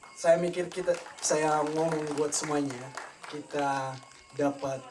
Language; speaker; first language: Indonesian; non-native, fluent; Dutch